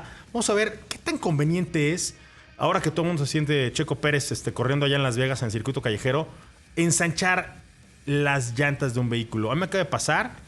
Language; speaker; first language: Spanish; native; Spanish